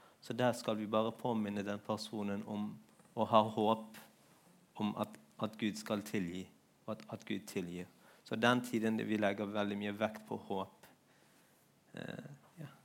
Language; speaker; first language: Norwegian; non-native, fluent; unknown